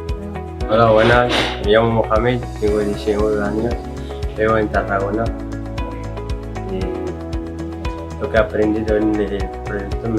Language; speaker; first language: Spanish; non-native, learner; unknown